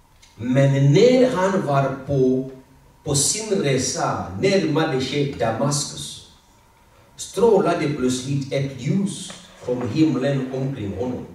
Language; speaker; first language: Swedish; non-native, fluent; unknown